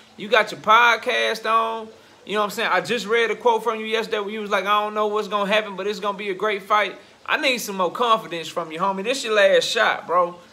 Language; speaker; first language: English; native; English